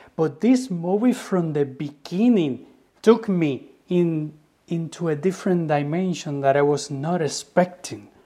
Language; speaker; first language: English; non-native, fluent; Spanish